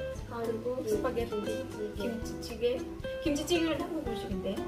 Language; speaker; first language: Korean; non-native, fluent; Filipino